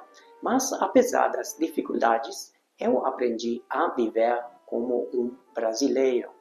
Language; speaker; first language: Portuguese; non-native, fluent; Hungarian